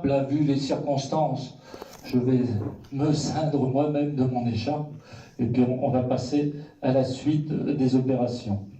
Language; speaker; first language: French; native; French